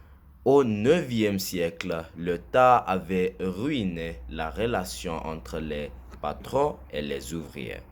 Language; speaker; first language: French; non-native, learner; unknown